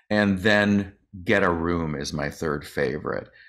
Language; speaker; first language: English; native; English